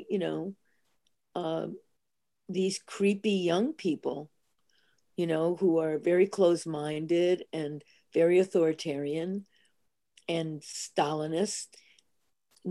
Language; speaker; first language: English; early bilingual, other home language; Italian